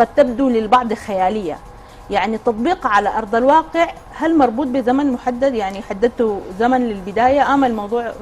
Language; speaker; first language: Arabic; native; Arabic